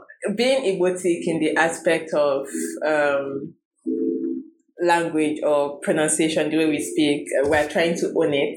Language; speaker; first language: English; non-native, local second language; Igbo